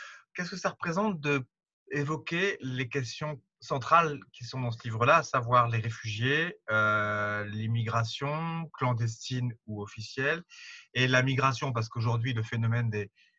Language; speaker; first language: French; native; French